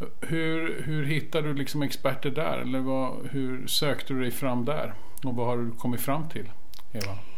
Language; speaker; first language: Swedish; native; Swedish